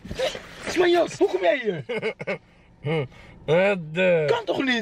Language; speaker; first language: Dutch; native; Dutch